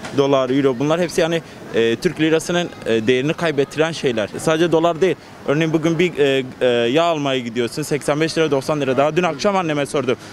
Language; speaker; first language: Turkish; native; Turkish